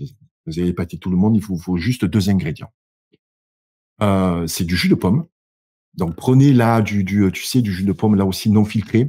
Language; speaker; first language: French; native; French